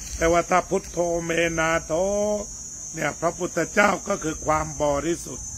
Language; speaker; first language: Thai; native; Thai